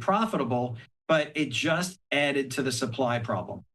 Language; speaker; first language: English; native; English